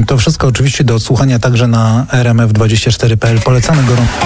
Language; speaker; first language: Polish; native; Polish